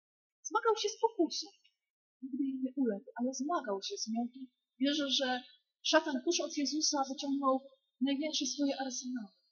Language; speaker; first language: Polish; native; Polish